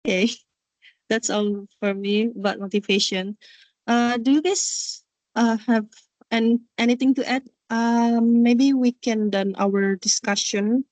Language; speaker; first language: English; non-native, learner; Indonesian